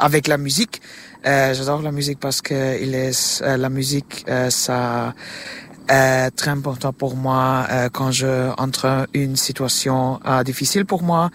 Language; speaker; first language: French; non-native, learner; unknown